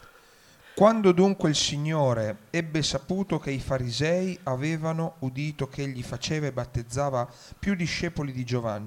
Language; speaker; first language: Italian; non-native, learner; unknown